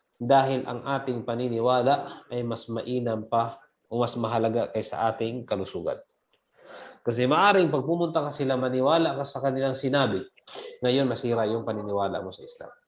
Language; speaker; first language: Filipino; non-native, local second language; Cebuano